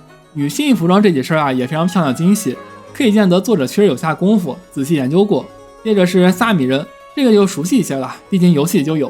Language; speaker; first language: Chinese; native; Chinese